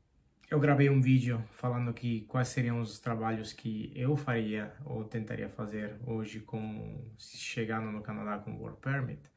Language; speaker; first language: Portuguese; non-native, fluent; Spanish